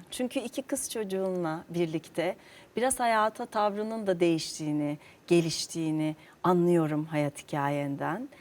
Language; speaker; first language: Turkish; native; Turkish